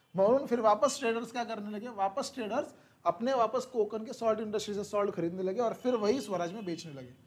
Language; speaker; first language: Hindi; non-native, local second language; Marathi